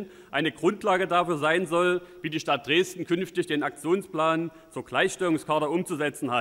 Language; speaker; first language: German; native; German